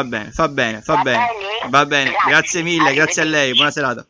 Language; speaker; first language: Italian; native; Italian